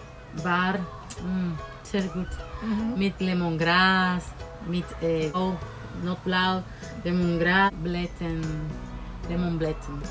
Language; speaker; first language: German; non-native, learner; Spanish